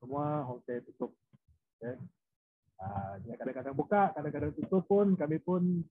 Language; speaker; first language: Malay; non-native, local second language; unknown